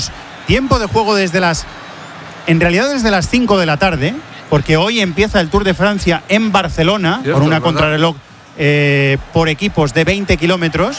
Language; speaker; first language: Spanish; native; Spanish